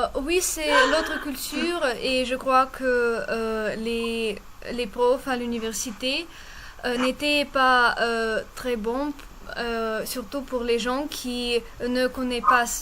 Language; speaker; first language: French; non-native, fluent; Russian